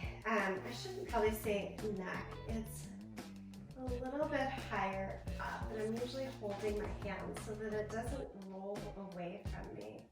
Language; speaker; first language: English; native; English